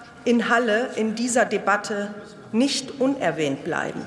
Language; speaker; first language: German; early bilingual, other home language; Turkish